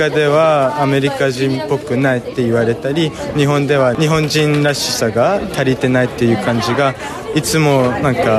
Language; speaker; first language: Japanese; non-native, fluent; English